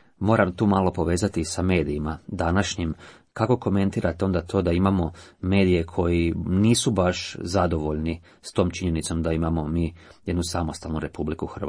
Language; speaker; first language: Croatian; native; Croatian